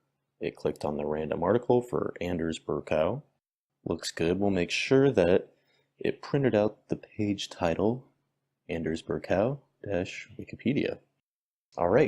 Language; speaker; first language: English; native; English